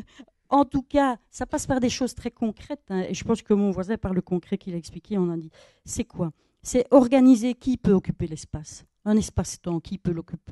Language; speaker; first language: French; native; French